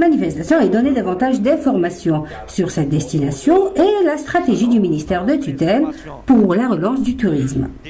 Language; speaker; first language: French; native; French